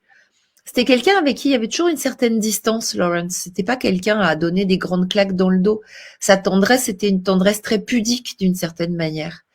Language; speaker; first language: French; native; French